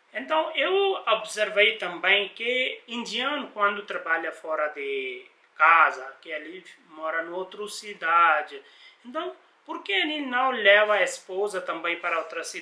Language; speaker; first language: Portuguese; non-native, learner; Hindi